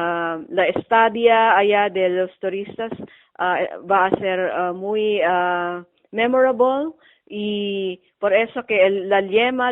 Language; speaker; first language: Spanish; non-native, fluent; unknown